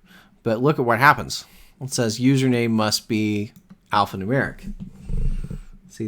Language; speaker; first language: English; native; English